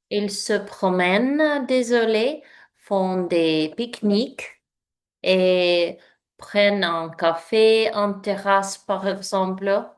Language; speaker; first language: French; non-native, learner; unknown